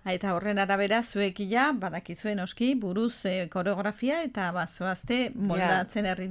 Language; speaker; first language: Basque; native; Basque